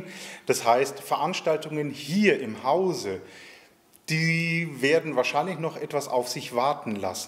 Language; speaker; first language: German; native; German